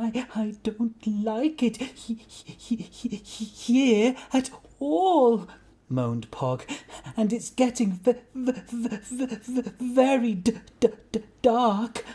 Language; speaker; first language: English; native; English